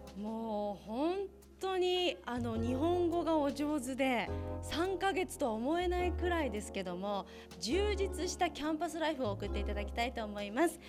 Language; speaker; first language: Japanese; native; Japanese